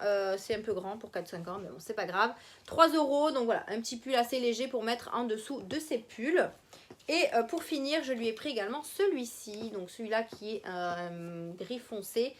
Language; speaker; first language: French; native; French